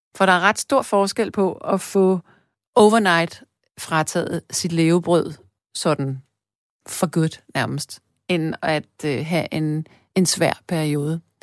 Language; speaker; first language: Danish; native; Danish